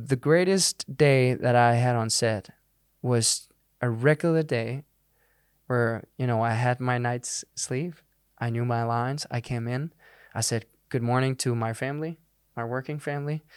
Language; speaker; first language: English; non-native, fluent; Danish